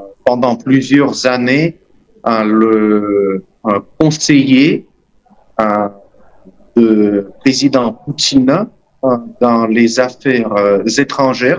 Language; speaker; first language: French; non-native, fluent; Russian